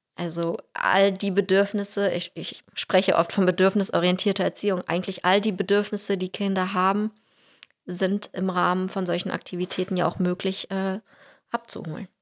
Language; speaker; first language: German; early bilingual, heritage; Russian